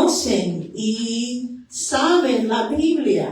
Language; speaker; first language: Spanish; non-native, fluent; English